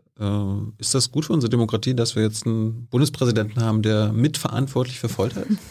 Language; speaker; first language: German; native; German